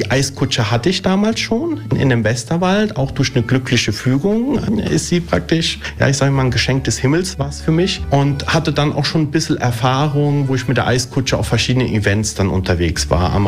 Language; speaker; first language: German; early bilingual, other home language; Italian